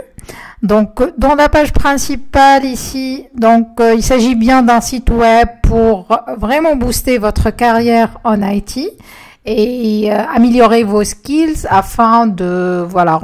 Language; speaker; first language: French; non-native, local second language; Arabic